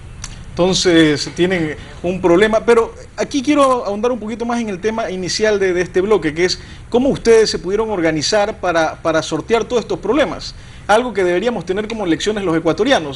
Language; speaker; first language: Spanish; native; Spanish